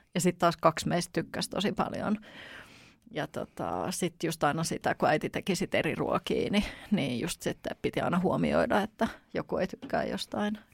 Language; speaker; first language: Finnish; native; Finnish